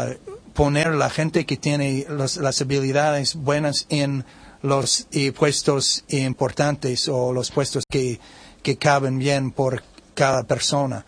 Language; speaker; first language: Spanish; non-native, learner; English